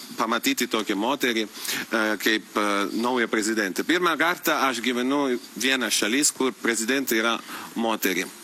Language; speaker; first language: Lithuanian; non-native, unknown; Italian